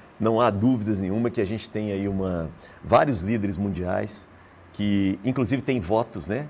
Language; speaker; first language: Portuguese; native; Portuguese